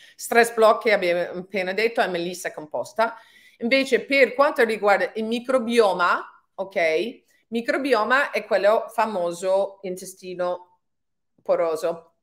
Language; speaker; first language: Italian; non-native, fluent; English